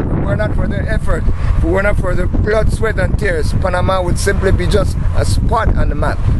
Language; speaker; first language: English; early bilingual, other home language; Spanish